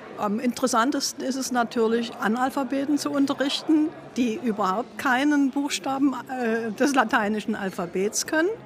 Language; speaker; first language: German; native; German